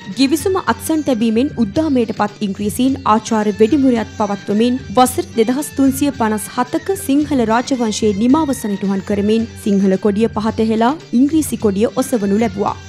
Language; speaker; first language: Sinhala; native; Sinhala